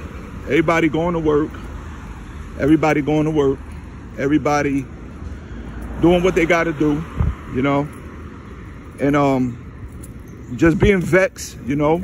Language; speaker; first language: English; native; English